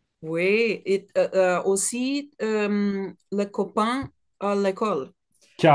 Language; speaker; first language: French; non-native, learner; Portuguese